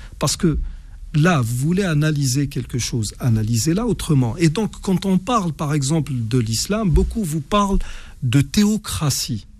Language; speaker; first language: French; non-native, local second language; Arabic